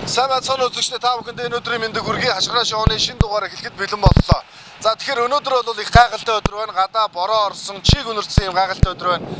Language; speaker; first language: Mongolian; native; Mongolian